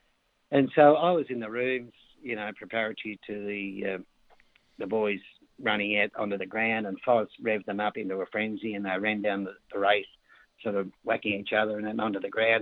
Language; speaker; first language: English; native; English